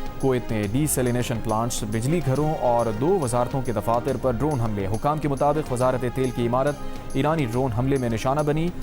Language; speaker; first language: Urdu; native; Urdu